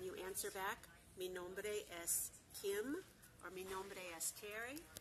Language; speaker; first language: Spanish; non-native, fluent; English